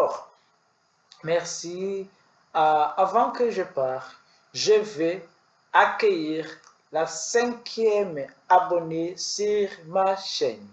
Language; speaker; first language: French; non-native, learner; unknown